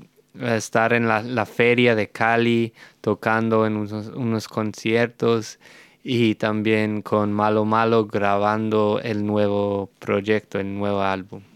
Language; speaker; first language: Spanish; non-native, fluent; English